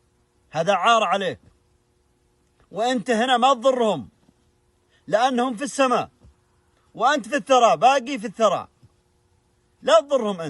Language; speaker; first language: Arabic; native; Arabic